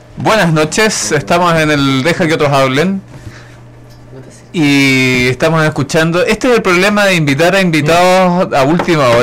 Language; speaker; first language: Spanish; native; Spanish